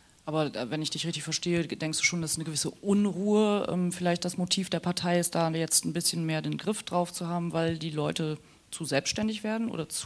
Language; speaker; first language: German; native; German